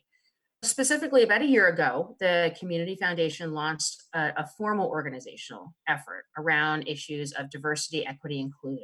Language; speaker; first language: English; native; English